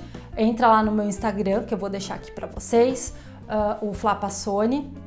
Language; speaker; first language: Portuguese; native; Portuguese